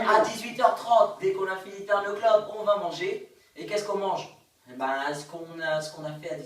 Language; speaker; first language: French; native; French